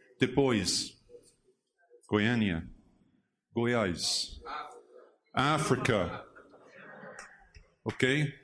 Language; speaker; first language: Portuguese; non-native, learner; English